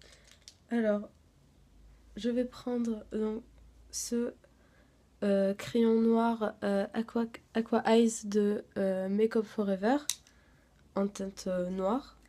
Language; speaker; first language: French; native; French